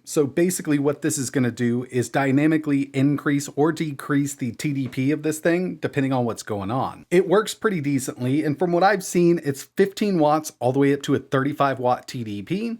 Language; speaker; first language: English; native; English